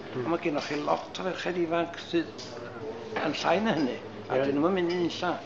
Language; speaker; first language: Welsh; native; Welsh